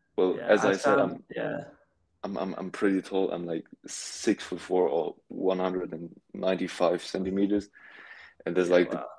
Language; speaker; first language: English; non-native, fluent; German